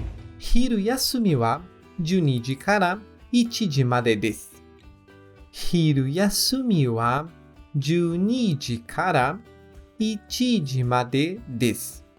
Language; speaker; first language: Japanese; non-native, learner; Portuguese